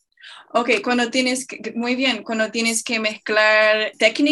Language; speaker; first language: Spanish; non-native, fluent; English